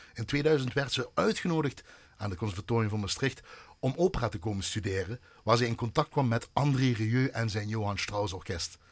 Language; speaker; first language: Dutch; native; Dutch